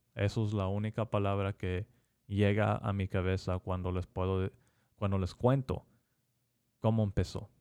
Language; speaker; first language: Spanish; early bilingual, heritage; Spanish